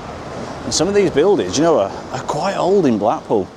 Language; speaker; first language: English; native; English